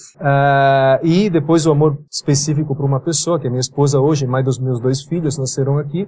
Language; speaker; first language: Portuguese; non-native, fluent; Italian